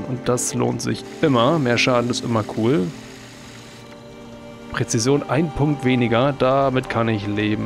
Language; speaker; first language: German; native; German